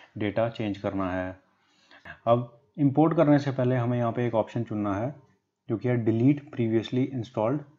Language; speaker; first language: Hindi; native; Hindi